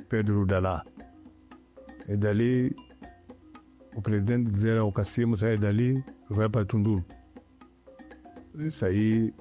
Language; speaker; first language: Portuguese; non-native, local second language; Yao